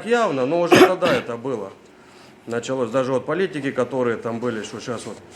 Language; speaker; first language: Russian; native; Russian